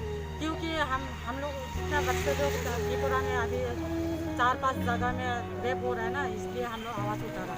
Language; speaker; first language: Hindi; non-native, local second language; Kok Borok